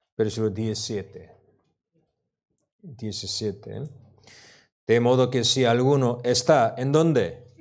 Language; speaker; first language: Spanish; non-native, learner; Korean